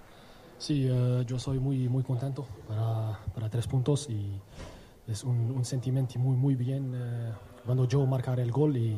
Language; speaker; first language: Spanish; non-native, learner; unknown